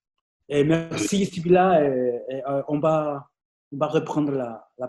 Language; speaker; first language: French; non-native, fluent; Spanish